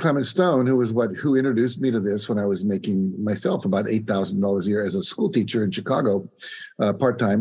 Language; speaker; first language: English; native; English